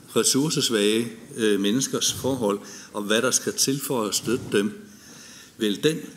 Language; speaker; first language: Danish; native; Danish